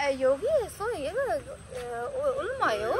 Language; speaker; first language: Korean; non-native, learner; Urdu